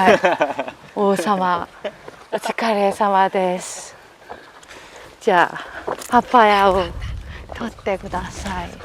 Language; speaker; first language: Japanese; non-native, learner; Korean